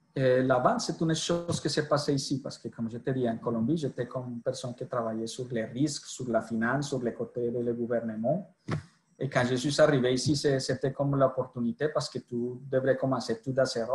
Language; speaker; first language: French; non-native, fluent; Spanish